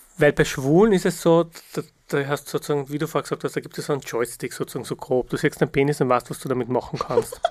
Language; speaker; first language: German; early bilingual, other home language; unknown